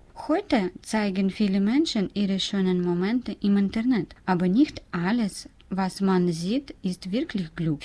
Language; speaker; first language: German; non-native, learner; Russian